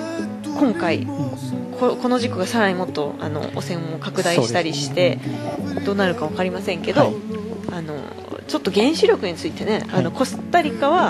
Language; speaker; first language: Japanese; native; Japanese